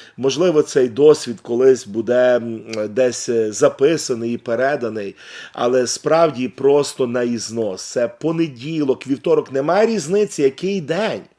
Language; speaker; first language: Ukrainian; native; Ukrainian